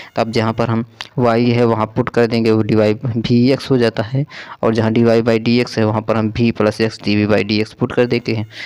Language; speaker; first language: Hindi; native; Hindi